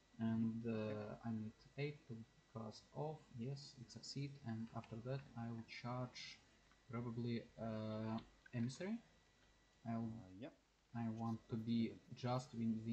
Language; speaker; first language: English; non-native, learner; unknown